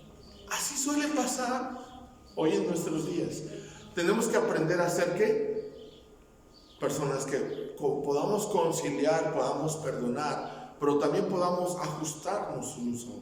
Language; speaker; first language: Spanish; native; Spanish